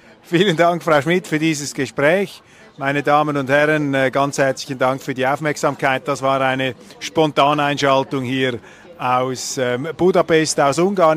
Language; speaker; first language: German; native; German